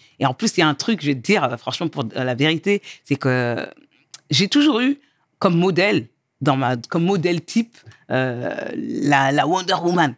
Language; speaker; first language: French; early bilingual, other home language; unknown